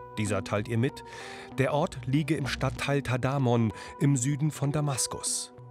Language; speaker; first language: German; native; German